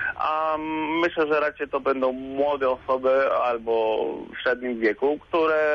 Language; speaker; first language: Polish; non-native, fluent; Spanish